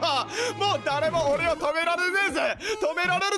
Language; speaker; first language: Japanese; native; Japanese